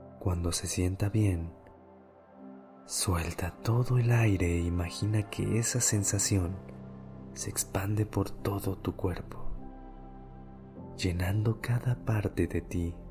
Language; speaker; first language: Spanish; native; Spanish